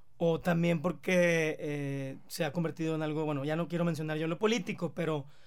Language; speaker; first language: Spanish; native; Spanish